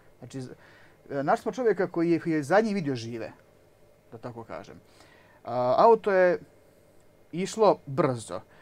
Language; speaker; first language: Bosnian; native; Bosnian